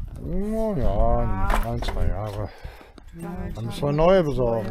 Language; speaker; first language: German; native; German